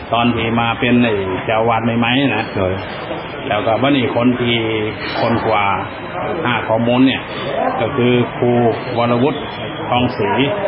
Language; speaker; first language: Thai; non-native, local second language; Lao